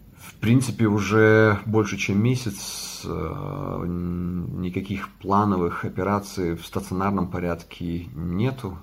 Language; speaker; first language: Russian; non-native, local second language; Latvian